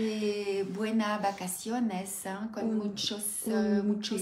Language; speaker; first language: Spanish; non-native, learner; French